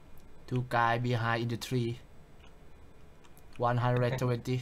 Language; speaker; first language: English; non-native, learner; Thai